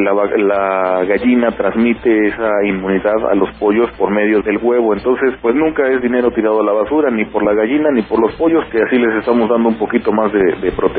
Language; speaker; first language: Spanish; native; Spanish